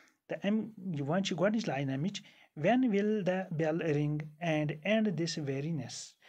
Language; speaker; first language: English; non-native, local second language; Kashmiri